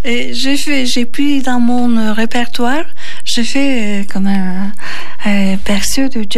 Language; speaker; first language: French; non-native, fluent; Turkish